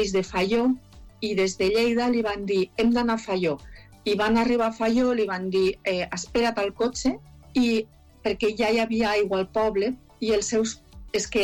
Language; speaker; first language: Catalan; native; Catalan